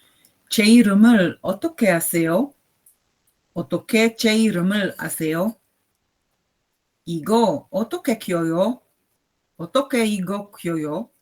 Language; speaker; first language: Korean; non-native, learner; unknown